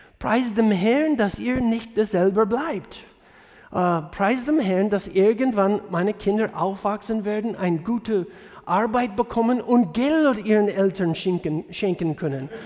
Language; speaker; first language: German; non-native, fluent; English